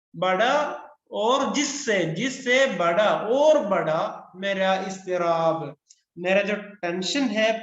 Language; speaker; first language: Hindi; non-native, local second language; Malayalam